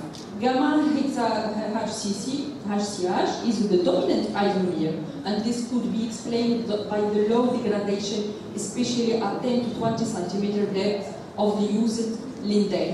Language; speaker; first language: English; non-native, local second language; Arabic